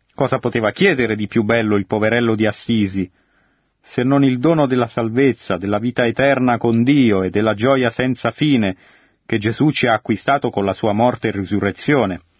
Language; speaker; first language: Italian; native; Italian